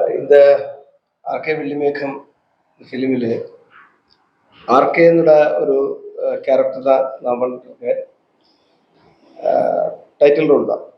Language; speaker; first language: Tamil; non-native, learner; Malayalam